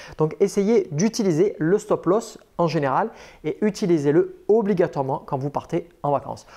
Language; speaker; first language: French; native; French